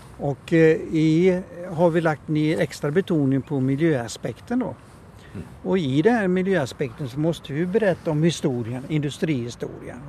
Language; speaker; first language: Swedish; native; Swedish